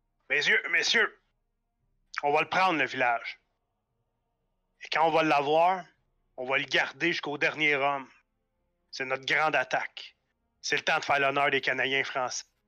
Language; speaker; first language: French; native; French